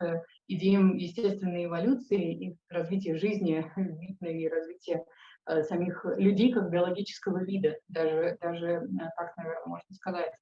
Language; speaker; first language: Russian; native; Russian